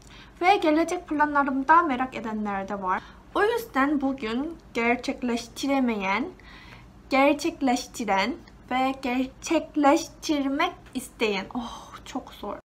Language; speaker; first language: Turkish; non-native, fluent; Korean